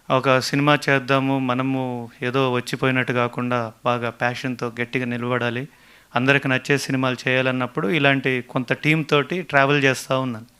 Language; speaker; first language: Telugu; native; Telugu